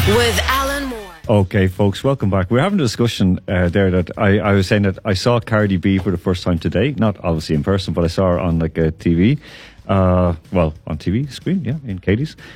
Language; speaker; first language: English; native; English